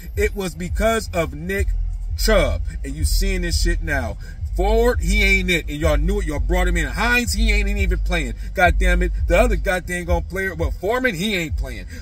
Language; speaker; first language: English; native; English